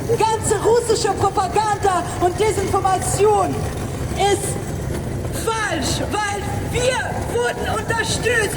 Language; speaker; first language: German; non-native, learner; Ukrainian